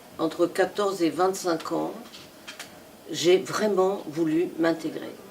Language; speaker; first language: French; non-native, fluent; Italian